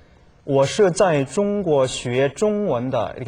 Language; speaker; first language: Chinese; non-native, fluent; Korean